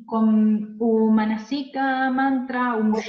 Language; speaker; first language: Portuguese; non-native, fluent; Spanish